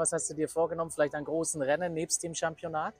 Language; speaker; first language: German; native; German